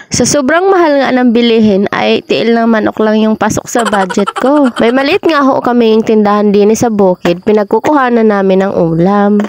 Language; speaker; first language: Filipino; non-native, local second language; Cebuano